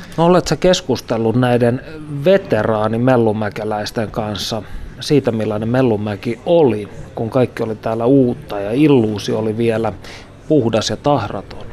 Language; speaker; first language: Finnish; native; Finnish